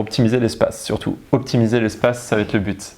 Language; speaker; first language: French; native; French